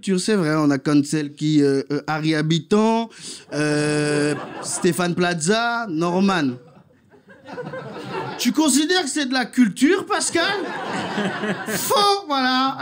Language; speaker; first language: French; native; French